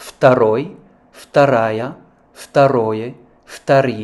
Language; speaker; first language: Russian; non-native, fluent; French